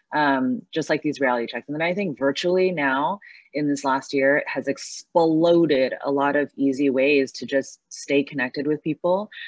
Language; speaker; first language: English; early bilingual, other home language; Chinese